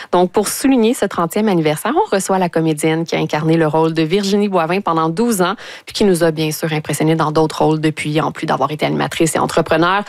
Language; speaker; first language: French; native; French